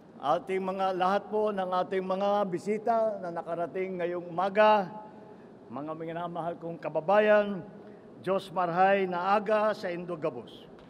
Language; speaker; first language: Filipino; native; Filipino